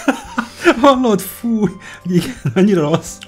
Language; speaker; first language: Hungarian; native; Hungarian